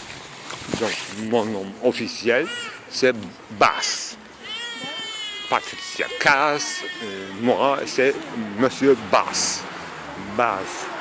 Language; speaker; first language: French; non-native, fluent; Turkish